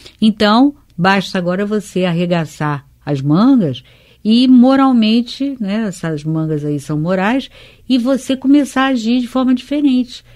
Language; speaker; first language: Portuguese; native; Portuguese